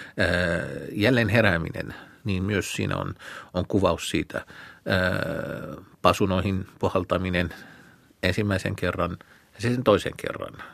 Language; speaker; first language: Finnish; non-native, fluent; Arabic